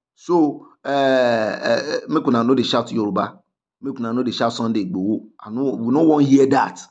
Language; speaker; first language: Nigerian Pidgin; non-native, local second language; Yoruba